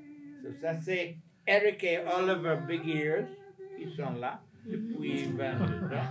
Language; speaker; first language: French; non-native, fluent; English